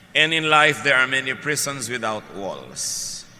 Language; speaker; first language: English; non-native, local second language; Filipino